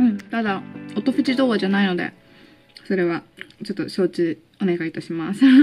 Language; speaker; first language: Japanese; early bilingual, heritage; Japanese